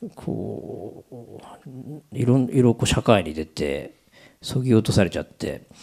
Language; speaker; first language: Japanese; native; Japanese